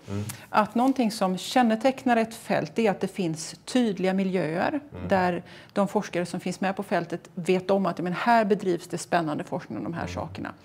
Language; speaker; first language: Swedish; native; Swedish